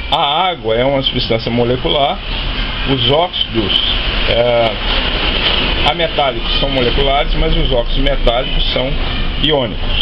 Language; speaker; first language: Portuguese; native; Portuguese